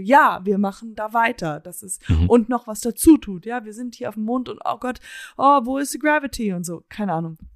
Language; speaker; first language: German; early bilingual, heritage; German